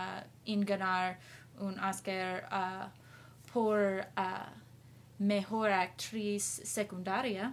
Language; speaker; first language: Spanish; non-native, learner; English